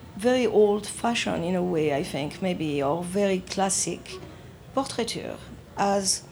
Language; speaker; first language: English; non-native, fluent; French